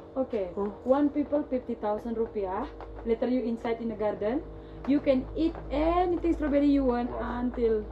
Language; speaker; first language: English; non-native, learner; Indonesian